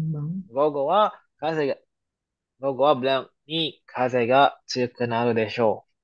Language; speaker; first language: Japanese; non-native, fluent; Filipino